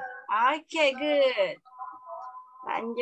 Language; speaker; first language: English; non-native, learner; Indonesian